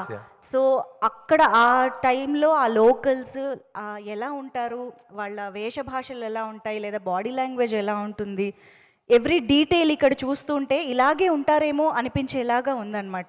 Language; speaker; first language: Telugu; native; Telugu